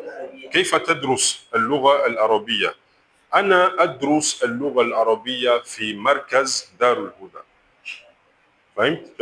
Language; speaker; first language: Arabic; non-native, fluent; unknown